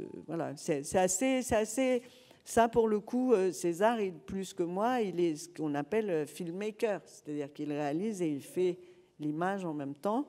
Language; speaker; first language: French; native; French